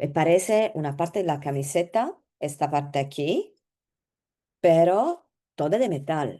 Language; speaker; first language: Spanish; non-native, learner; Italian